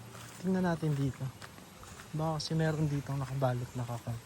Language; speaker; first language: Filipino; non-native, local second language; Cebuano